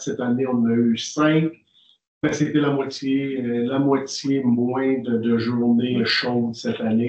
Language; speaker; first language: French; native; French